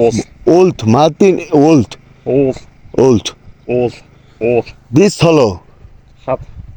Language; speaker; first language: English; non-native, learner; Bangla